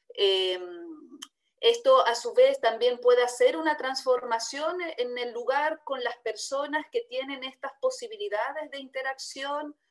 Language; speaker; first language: Spanish; native; Spanish